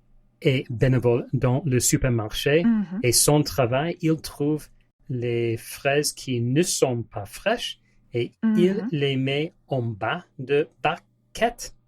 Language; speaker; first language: French; non-native, learner; English